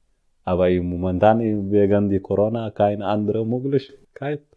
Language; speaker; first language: German; non-native, learner; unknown